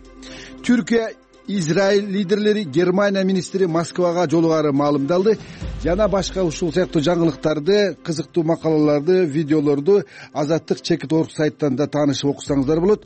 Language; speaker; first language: Kyrgyz; native; Kyrgyz